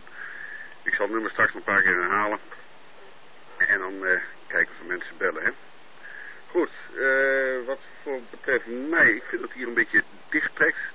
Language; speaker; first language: Dutch; native; Dutch